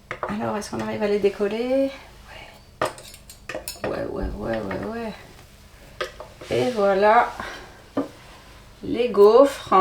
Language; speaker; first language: French; native; French